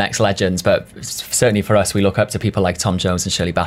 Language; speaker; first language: English; native; English